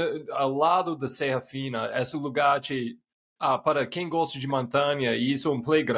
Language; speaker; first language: Portuguese; non-native, fluent; English